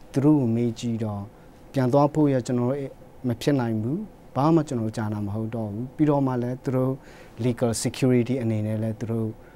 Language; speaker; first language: Burmese; non-native, local second language; Hakha Chin